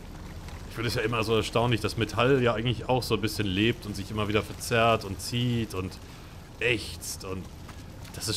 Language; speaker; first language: German; native; German